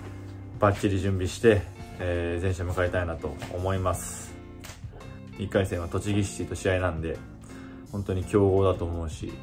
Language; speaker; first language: Japanese; native; Japanese